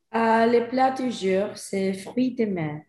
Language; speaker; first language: French; non-native, learner; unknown